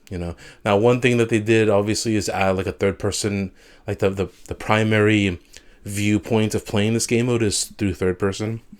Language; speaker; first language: English; native; English